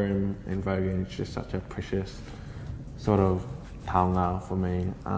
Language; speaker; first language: English; native; English